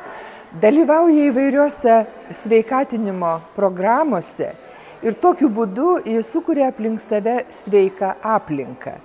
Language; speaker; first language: Lithuanian; native; Lithuanian